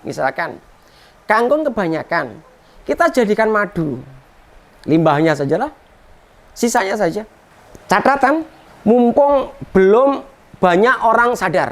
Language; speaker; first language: Indonesian; non-native, local second language; Javanese